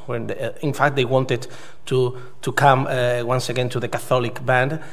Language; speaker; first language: English; non-native, fluent; Spanish